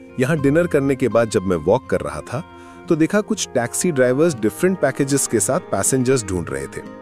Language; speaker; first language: Hindi; non-native, fluent; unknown